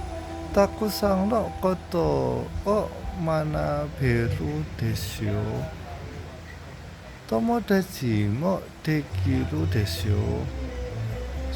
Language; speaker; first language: Japanese; non-native, learner; Indonesian